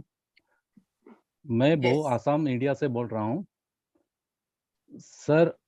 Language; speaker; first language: Hindi; non-native, local second language; Assamese